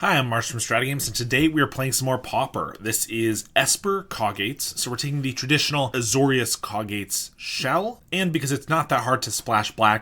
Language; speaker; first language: English; native; English